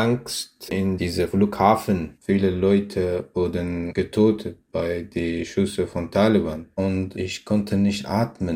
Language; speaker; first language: German; non-native, learner; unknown